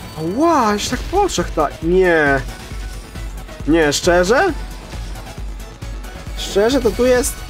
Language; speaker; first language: Polish; native; Polish